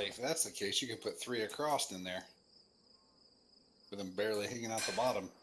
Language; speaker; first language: English; native; English